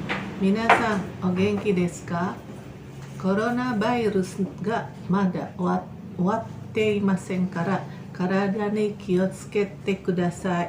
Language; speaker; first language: Japanese; non-native, fluent; Indonesian